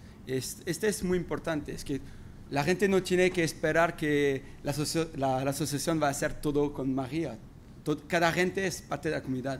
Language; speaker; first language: Spanish; non-native, fluent; French